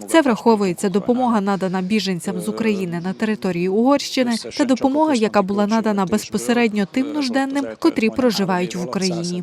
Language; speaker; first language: Ukrainian; native; Ukrainian